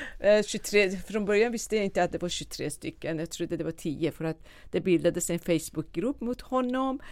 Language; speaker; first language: Swedish; non-native, fluent; Persian